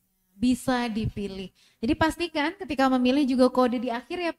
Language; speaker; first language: Indonesian; native; Indonesian